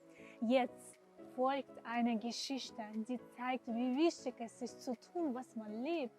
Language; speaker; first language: German; non-native, learner; Ukrainian